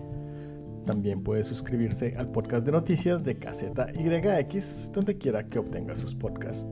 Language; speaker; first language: Spanish; native; Spanish